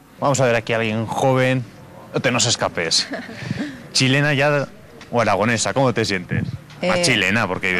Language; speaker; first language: Spanish; native; Spanish